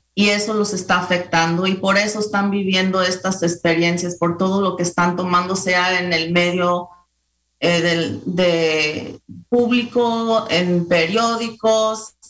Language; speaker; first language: Spanish; early bilingual, heritage; Spanish